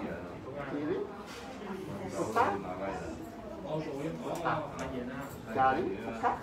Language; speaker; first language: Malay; non-native, local second language; Cantonese